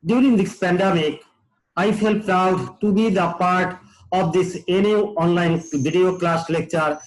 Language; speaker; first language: English; non-native, local second language; Bangla